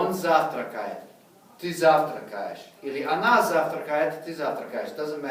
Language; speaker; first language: Russian; non-native, fluent; English